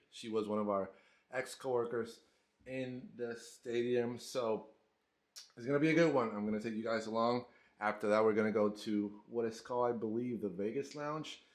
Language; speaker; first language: English; non-native, fluent; Spanish